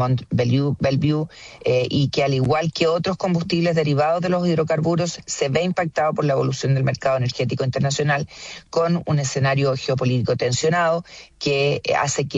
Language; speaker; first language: Spanish; native; Spanish